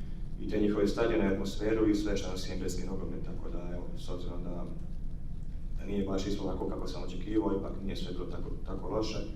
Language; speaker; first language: Croatian; native; Croatian